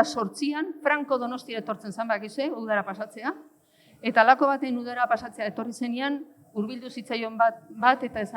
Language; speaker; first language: Basque; native; Basque